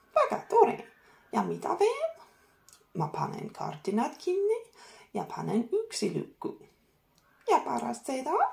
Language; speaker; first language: Estonian; non-native, learner; English